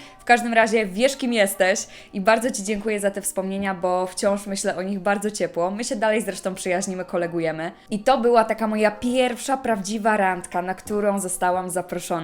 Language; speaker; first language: Polish; native; Polish